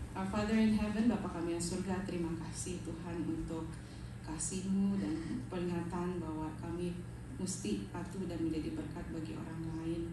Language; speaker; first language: Indonesian; native; Indonesian